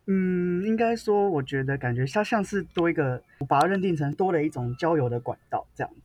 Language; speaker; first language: Chinese; native; Chinese